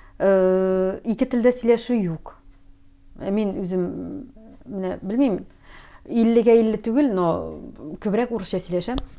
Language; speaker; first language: Tatar; native; Tatar